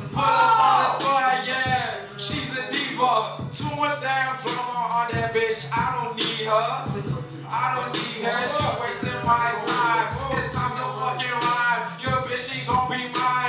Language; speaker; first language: English; native; English